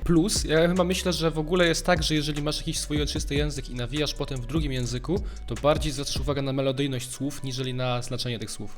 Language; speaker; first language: Polish; native; Polish